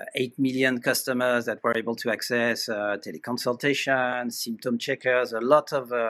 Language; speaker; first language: English; non-native, fluent; French